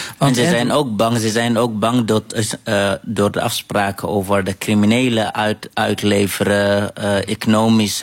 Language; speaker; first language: Dutch; non-native, fluent; Arabic